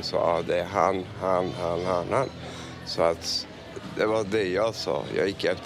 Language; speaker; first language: Swedish; non-native, fluent; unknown